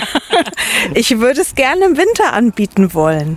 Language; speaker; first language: German; native; German